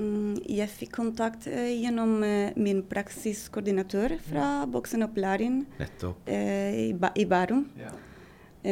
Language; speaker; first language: Norwegian; non-native, fluent; Spanish